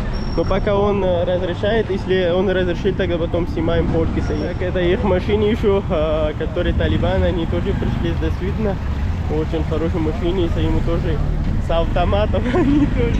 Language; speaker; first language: Russian; non-native, learner; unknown